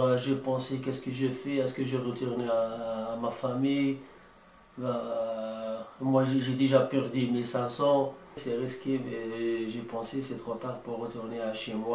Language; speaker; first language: French; non-native, learner; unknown